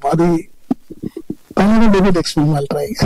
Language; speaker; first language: Telugu; non-native, learner; Tamil